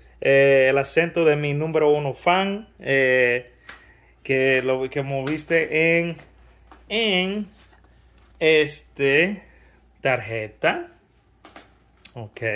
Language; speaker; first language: Spanish; early bilingual, heritage; Spanish